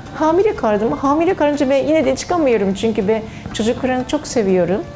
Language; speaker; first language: Turkish; non-native, learner; Japanese